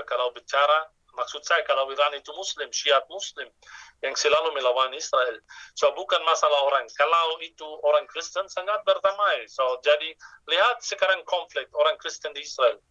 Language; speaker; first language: Indonesian; non-native, fluent; Arabic